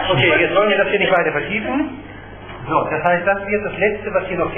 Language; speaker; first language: German; native; German